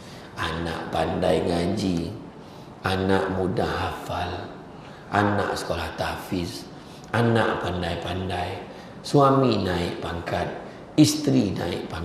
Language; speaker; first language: Malay; native; Malay